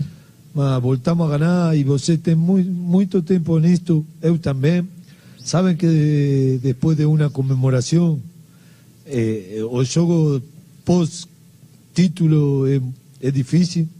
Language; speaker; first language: Portuguese; non-native, learner; Spanish